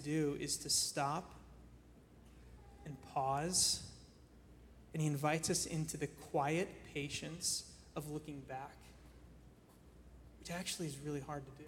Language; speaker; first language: English; native; English